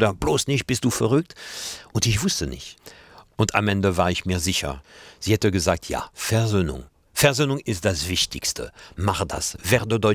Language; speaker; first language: German; non-native, fluent; French